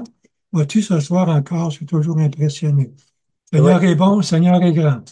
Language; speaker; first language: French; native; French